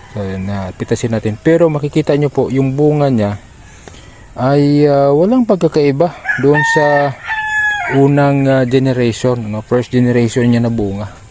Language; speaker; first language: Filipino; non-native, local second language; Cebuano